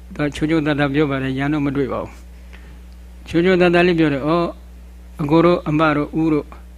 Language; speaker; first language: Burmese; native; Burmese